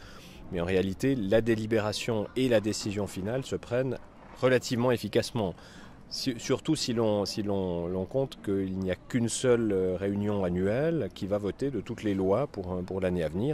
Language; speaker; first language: French; native; French